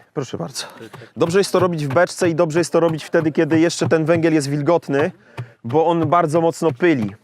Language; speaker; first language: Polish; native; Polish